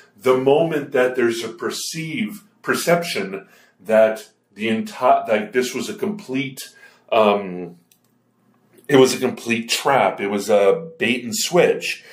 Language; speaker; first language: English; native; English